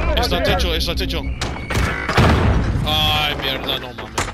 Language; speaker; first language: Spanish; early bilingual, heritage; English